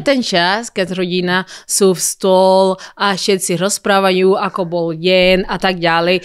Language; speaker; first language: Slovak; non-native, learner; Spanish